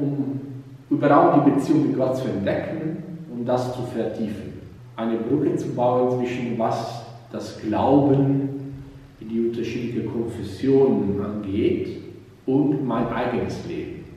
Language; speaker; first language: German; non-native, fluent; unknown